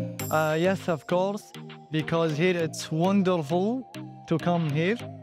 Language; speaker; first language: English; non-native, learner; Arabic